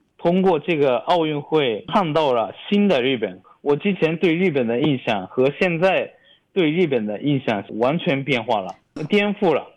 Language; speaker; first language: Chinese; non-native, fluent; Japanese